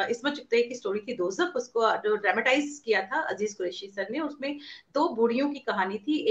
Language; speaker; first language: Hindi; native; Hindi